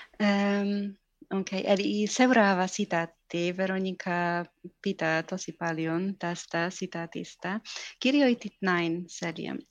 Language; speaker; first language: Finnish; non-native, fluent; Polish